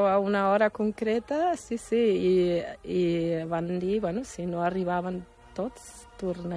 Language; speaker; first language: Catalan; non-native, fluent; German